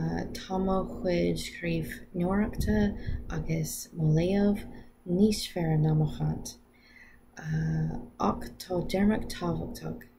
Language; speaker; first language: Irish; non-native, learner; English